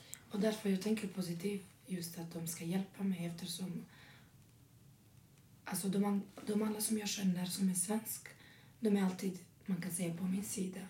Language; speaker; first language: Swedish; non-native, learner; Arabic